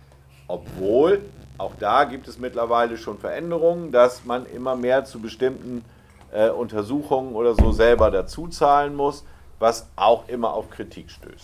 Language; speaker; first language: German; native; German